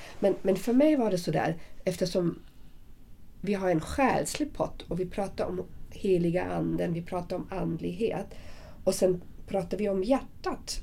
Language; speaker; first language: Swedish; non-native, fluent; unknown